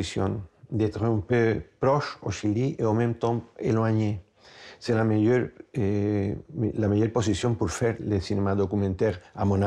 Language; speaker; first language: French; non-native, fluent; Spanish